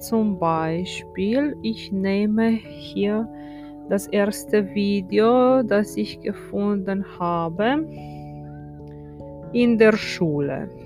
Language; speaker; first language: German; non-native, fluent; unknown